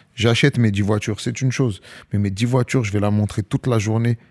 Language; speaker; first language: French; native; French